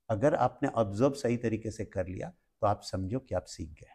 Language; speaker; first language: Hindi; non-native, local second language; Marathi